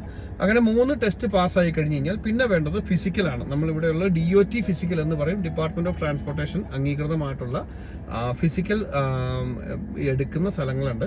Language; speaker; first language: Malayalam; native; Malayalam